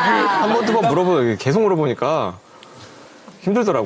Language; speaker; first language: Korean; native; Korean